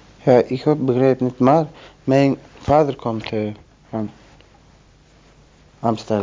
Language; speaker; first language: Dutch; non-native, learner; Turkish